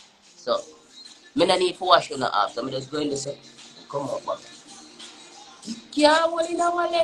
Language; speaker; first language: English; native; English